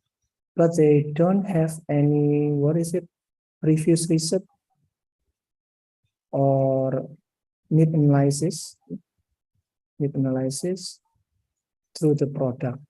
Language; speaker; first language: English; non-native, learner; Indonesian